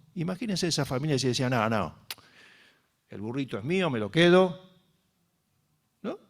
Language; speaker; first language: Spanish; native; Spanish